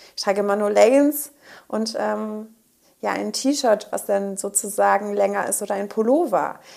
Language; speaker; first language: German; native; German